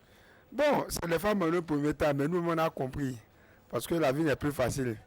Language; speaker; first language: French; non-native, local second language; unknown